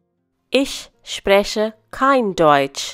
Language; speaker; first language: German; non-native, fluent; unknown